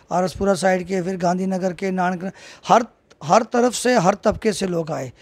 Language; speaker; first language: Hindi; native; Hindi